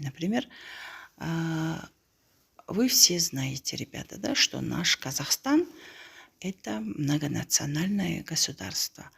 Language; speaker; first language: Russian; non-native, local second language; Kazakh